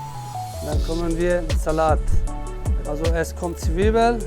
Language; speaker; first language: German; non-native, learner; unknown